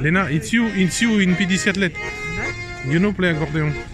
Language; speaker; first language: English; non-native, learner; French